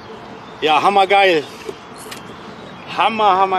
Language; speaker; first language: German; native; German